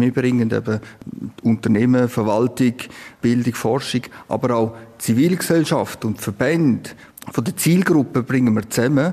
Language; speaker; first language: German; native; German